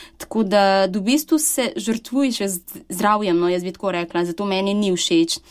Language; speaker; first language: Slovenian; early bilingual, other home language; Chinese